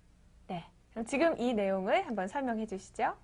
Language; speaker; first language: Korean; native; Korean